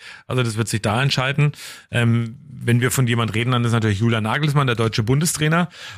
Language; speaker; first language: German; native; German